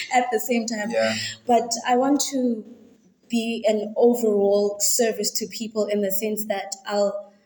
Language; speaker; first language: English; non-native, local second language; Xhosa